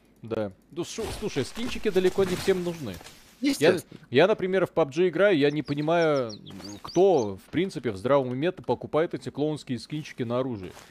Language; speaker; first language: Russian; native; Russian